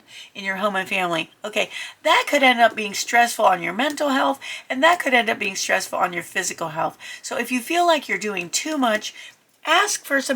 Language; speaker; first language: English; native; English